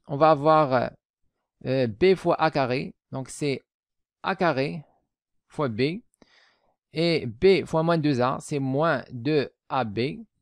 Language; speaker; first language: French; non-native, local second language; Arabic